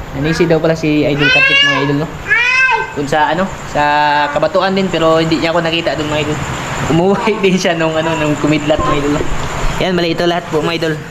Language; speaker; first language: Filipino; non-native, local second language; Cebuano